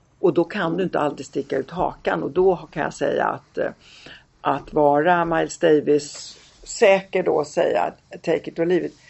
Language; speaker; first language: Swedish; early bilingual, other home language; Italian